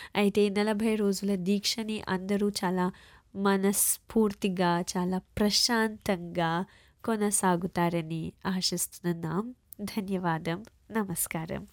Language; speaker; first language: Telugu; early bilingual, heritage; Telugu